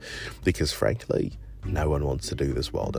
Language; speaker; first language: English; native; English